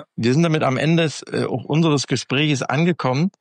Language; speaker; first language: German; native; German